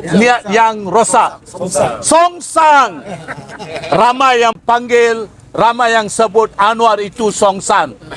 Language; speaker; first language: Malay; non-native, local second language; Tamil